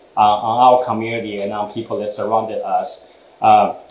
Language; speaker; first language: English; early bilingual, other home language; Chinese